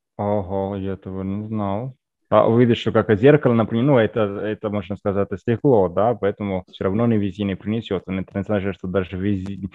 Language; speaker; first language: Russian; non-native, fluent; Italian